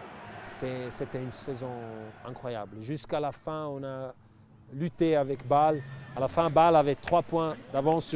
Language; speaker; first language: French; non-native, local second language; Italian